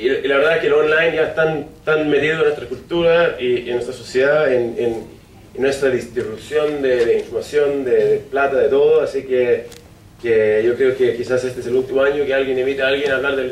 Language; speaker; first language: Spanish; non-native, fluent; Swedish